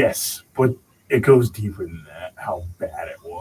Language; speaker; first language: English; native; English